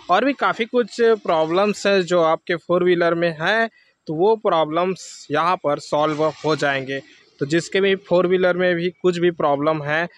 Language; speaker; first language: Hindi; native; Hindi